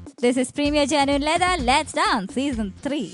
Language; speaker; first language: Malayalam; native; Malayalam